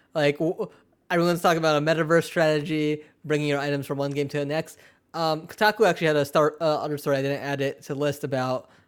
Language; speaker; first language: English; early bilingual, other home language; Urdu